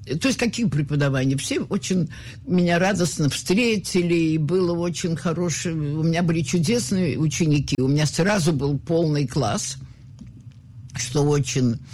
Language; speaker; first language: Russian; native; Russian